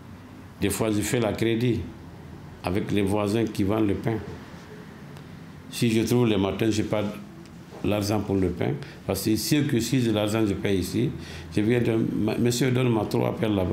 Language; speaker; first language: French; non-native, learner; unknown